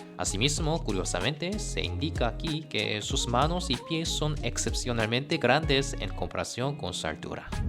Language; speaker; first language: Spanish; non-native, fluent; Korean